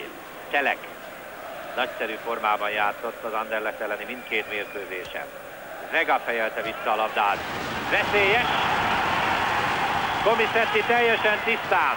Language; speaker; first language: Hungarian; native; Hungarian